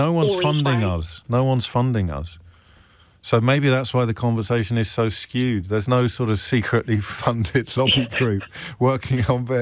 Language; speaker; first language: English; native; English